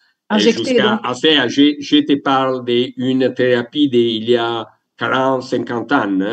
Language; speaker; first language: French; non-native, learner; Italian